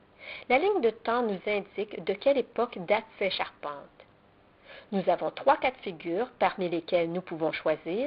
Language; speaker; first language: French; native; French